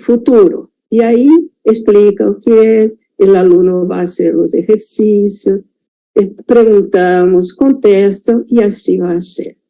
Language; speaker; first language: Spanish; non-native, fluent; Portuguese